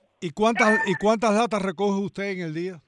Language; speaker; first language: Spanish; native; Spanish